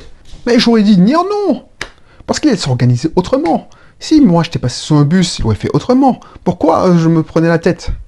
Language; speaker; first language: French; native; French